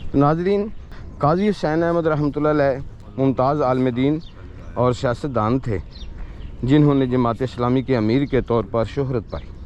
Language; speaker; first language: Urdu; non-native, local second language; Punjabi